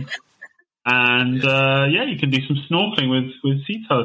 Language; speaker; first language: English; native; English